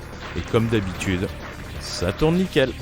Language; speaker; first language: French; native; French